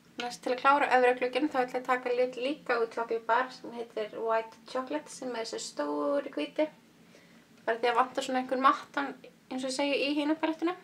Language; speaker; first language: Icelandic; early bilingual, heritage; Icelandic